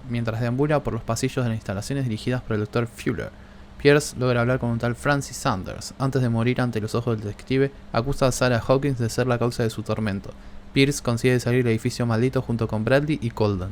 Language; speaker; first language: Spanish; native; Spanish